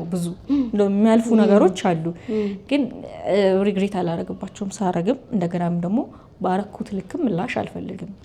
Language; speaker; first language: Amharic; native; Amharic